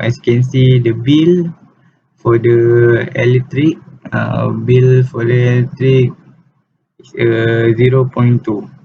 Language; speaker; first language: English; non-native, local second language; Malay